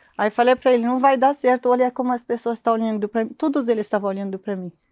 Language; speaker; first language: Portuguese; non-native, learner; Arabic